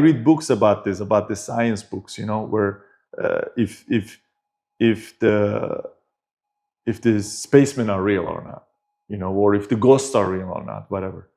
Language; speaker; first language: English; non-native, fluent; Turkish